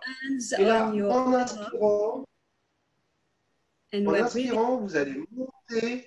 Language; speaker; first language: French; native; French